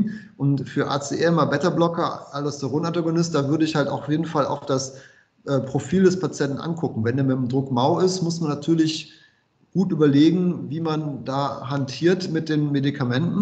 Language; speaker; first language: German; native; German